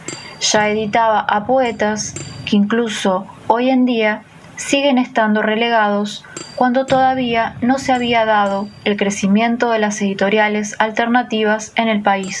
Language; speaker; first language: Spanish; native; Spanish